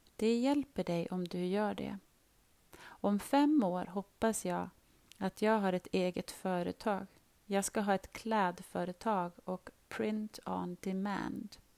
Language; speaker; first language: Swedish; non-native, learner; Arabic